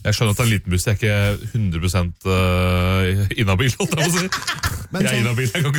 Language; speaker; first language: Norwegian; native; Norwegian